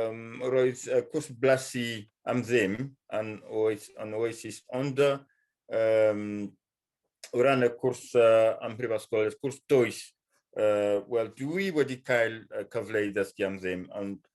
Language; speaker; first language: Welsh; non-native, fluent; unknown